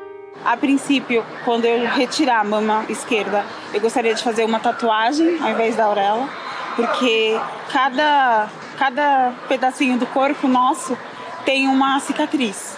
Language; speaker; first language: Portuguese; native; Portuguese